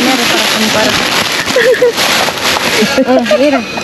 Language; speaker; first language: Spanish; non-native, learner; Filipino